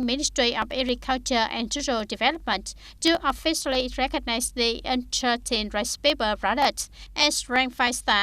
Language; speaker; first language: English; non-native, fluent; Vietnamese